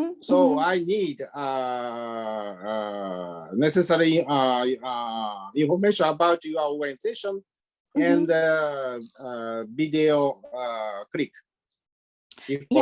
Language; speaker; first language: English; non-native, learner; Japanese